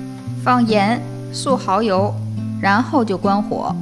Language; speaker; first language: Chinese; native; Chinese